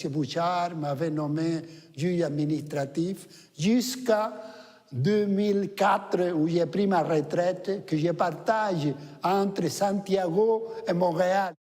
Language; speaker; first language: French; non-native, fluent; Spanish